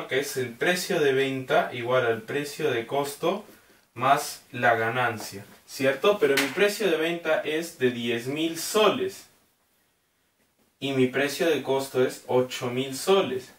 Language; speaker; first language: Spanish; native; Spanish